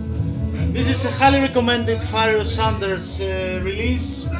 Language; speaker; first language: English; non-native, fluent; Greek